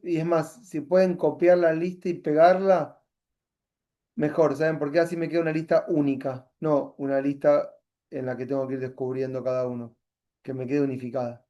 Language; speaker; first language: Spanish; native; Spanish